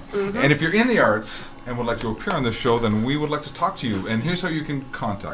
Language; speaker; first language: English; native; English